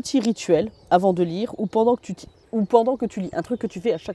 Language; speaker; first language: French; native; French